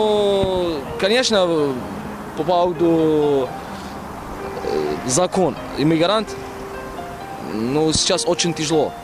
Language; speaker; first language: Russian; non-native, learner; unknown